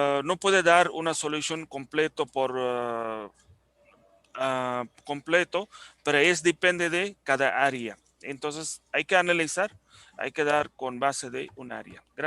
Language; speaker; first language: Spanish; non-native, fluent; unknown